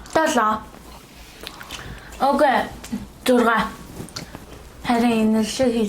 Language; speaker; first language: Mongolian; early bilingual, heritage; Mongolian